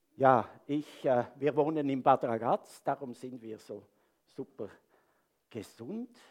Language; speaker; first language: German; native; German